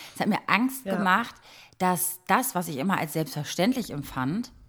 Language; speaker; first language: German; early bilingual, other home language; Croatian